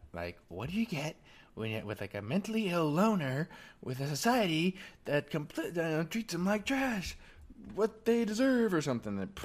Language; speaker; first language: English; native; English